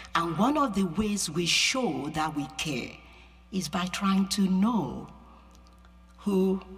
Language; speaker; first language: English; non-native, local second language; Yoruba